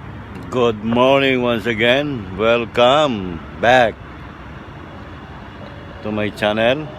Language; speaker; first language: English; non-native, fluent; Filipino